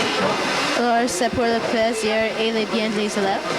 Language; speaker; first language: French; non-native, local second language; English